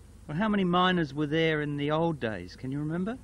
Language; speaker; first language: English; native; English